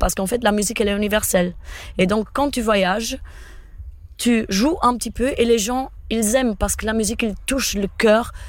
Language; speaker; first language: French; non-native, fluent; Portuguese